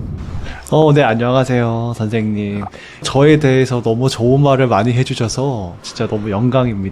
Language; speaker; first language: Korean; native; Korean